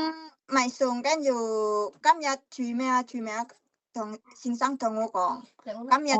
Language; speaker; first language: Cantonese; non-native, learner; Indonesian